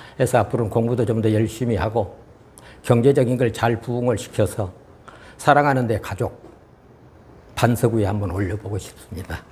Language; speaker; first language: Korean; native; Korean